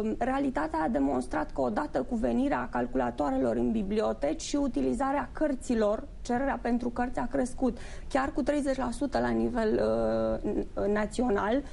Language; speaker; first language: Romanian; native; Romanian